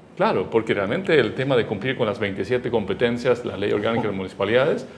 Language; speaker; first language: Spanish; non-native, fluent; Swedish